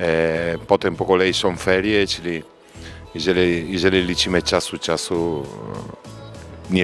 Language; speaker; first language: Polish; non-native, fluent; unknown